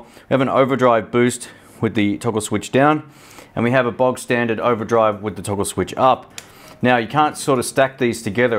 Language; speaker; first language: English; native; English